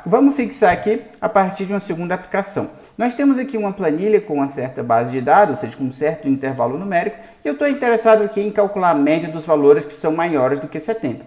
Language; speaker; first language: Portuguese; native; Portuguese